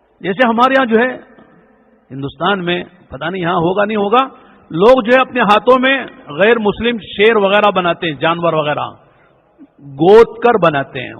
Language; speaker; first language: Urdu; native; Urdu